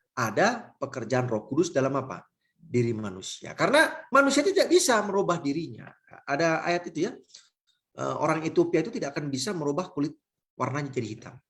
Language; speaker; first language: Indonesian; native; Indonesian